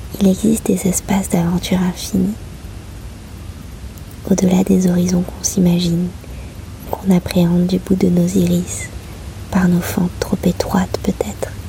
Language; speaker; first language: French; native; French